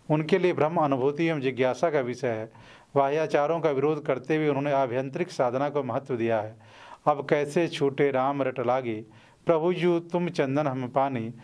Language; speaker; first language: Hindi; native; Hindi